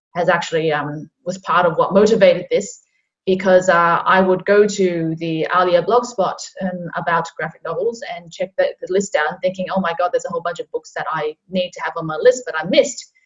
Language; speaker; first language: English; non-native, local second language; Cantonese